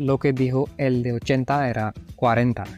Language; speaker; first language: Spanish; non-native, fluent; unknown